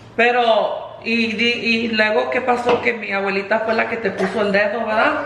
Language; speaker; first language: Spanish; early bilingual, other home language; English